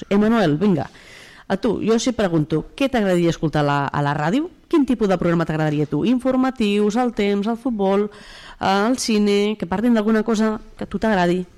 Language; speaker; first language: Catalan; native; Catalan